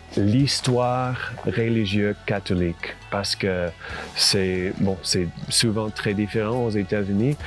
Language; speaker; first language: French; non-native, fluent; English